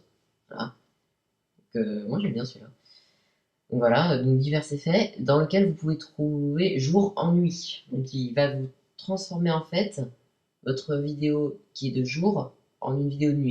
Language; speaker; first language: French; native; French